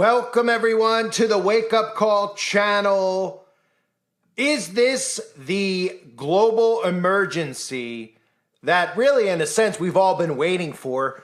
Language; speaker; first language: English; native; English